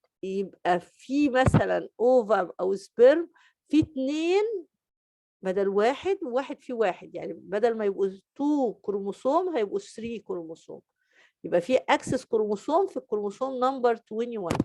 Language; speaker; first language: Arabic; native; Arabic